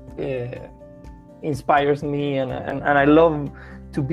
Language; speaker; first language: English; non-native, fluent; Spanish